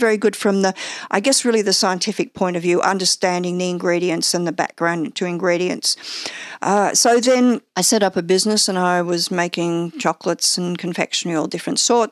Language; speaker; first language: English; native; English